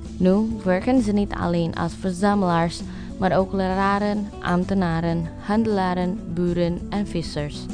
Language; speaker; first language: Dutch; non-native, learner; Indonesian